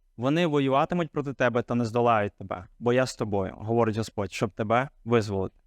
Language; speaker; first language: Ukrainian; non-native, local second language; Hungarian